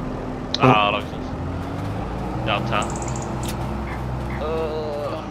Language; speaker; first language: Icelandic; native; Icelandic